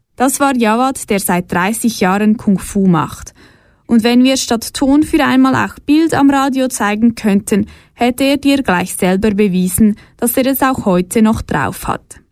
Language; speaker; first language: German; native; German